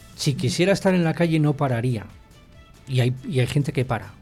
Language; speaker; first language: Spanish; native; Spanish